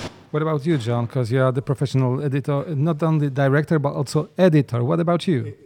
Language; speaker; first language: English; non-native, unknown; Polish